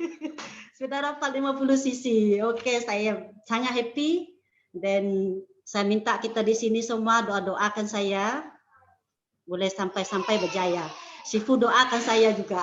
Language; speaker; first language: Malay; non-native, local second language; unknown